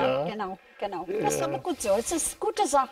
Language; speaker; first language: German; non-native, fluent; English